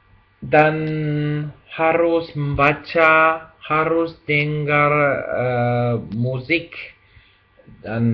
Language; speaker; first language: Indonesian; non-native, learner; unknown